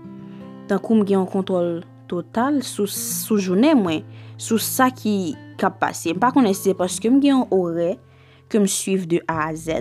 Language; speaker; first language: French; non-native, local second language; Haitian Creole